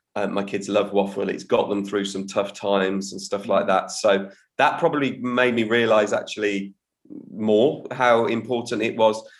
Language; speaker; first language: English; native; English